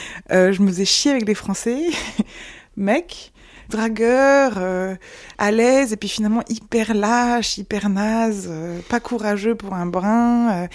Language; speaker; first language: French; native; French